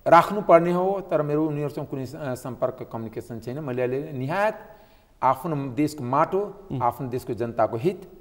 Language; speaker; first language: Nepali; non-native, local second language; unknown